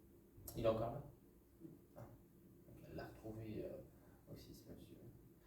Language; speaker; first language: French; native; French